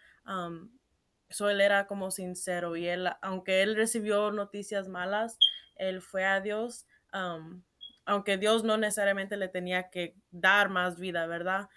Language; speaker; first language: Spanish; early bilingual, heritage; Spanish